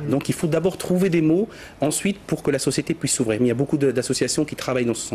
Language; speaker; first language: French; native; French